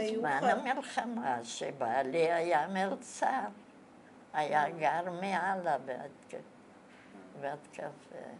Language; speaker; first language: Hebrew; non-native, fluent; Bulgarian